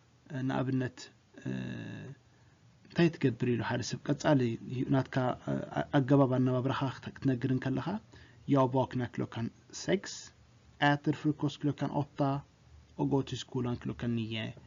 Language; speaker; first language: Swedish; non-native, fluent; Tigrinya